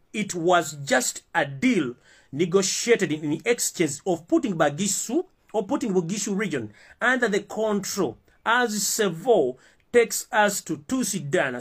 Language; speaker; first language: English; non-native, local second language; Ganda